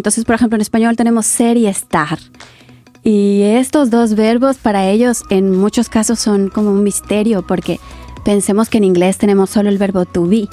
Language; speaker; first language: Spanish; native; Spanish